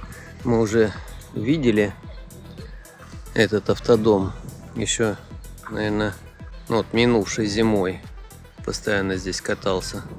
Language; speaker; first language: Russian; native; Russian